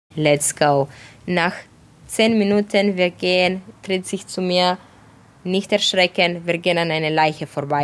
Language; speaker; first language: German; non-native, fluent; Romanian